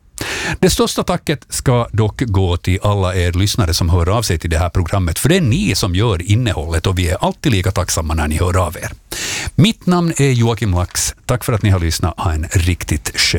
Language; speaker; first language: Swedish; native; Swedish